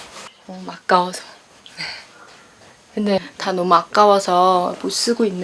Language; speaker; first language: Korean; non-native, fluent; Chinese